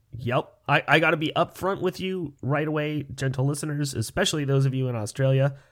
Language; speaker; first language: English; native; English